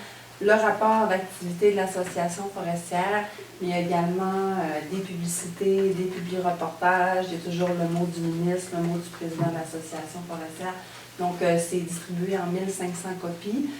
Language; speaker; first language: French; native; French